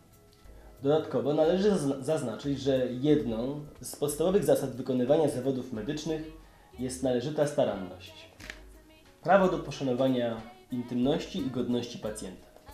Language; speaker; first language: Polish; native; Polish